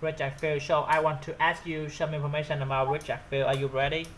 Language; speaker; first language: English; non-native, learner; Vietnamese